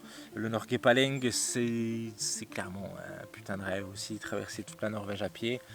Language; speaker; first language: French; native; French